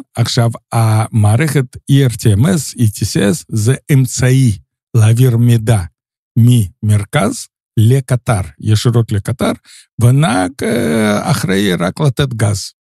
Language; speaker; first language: Hebrew; non-native, fluent; Russian